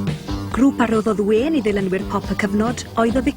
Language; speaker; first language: Welsh; native; Welsh